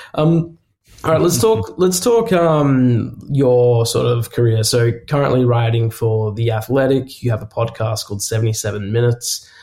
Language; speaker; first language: English; native; English